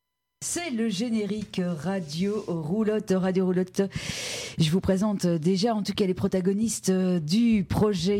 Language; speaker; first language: French; native; French